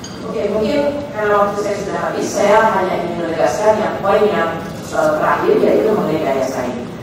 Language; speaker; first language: Indonesian; native; Indonesian